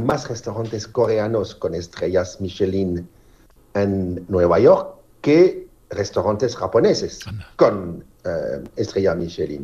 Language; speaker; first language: Spanish; non-native, learner; French